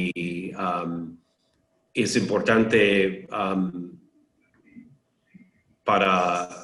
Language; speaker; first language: Spanish; non-native, learner; English